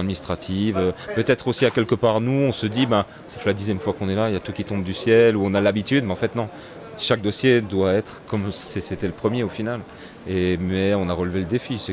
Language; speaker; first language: French; native; French